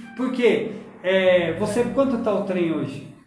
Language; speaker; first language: Portuguese; native; Portuguese